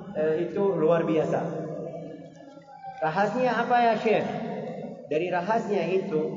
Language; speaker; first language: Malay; non-native, learner; Arabic